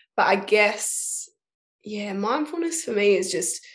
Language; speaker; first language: English; native; English